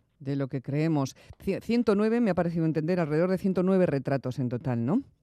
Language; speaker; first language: Spanish; native; Spanish